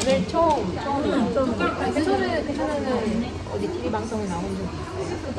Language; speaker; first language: Korean; non-native, learner; Russian